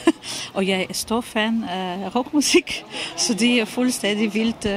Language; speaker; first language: Danish; non-native, fluent; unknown